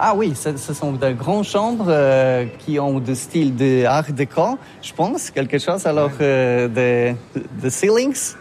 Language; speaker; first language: French; non-native, learner; Polish